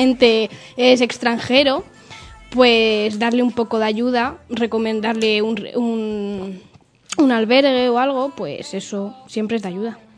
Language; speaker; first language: Spanish; native; Spanish